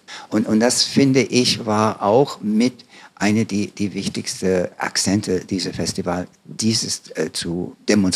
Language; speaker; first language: German; non-native, fluent; English